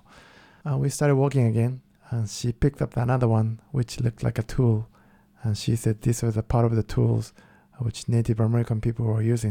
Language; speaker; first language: English; non-native, fluent; Japanese